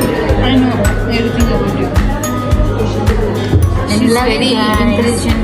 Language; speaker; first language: English; non-native, learner; Kannada